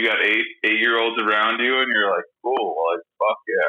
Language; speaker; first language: English; native; English